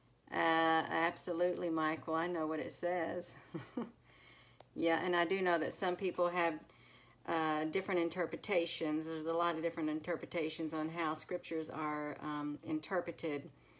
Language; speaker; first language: English; native; English